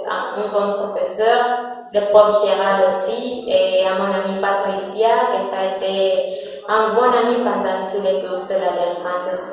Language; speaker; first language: French; non-native, fluent; Spanish